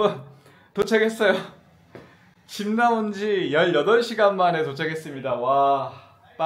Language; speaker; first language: Korean; native; Korean